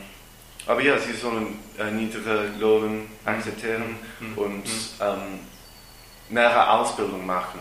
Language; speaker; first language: German; non-native, learner; English